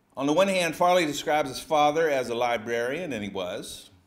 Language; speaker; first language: English; native; English